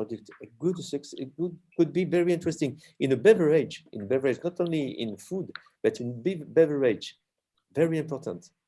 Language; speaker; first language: English; non-native, learner; French